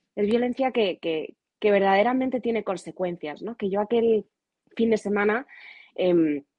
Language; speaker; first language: Spanish; native; Spanish